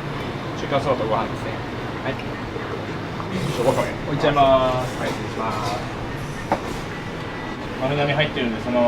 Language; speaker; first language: Japanese; native; Japanese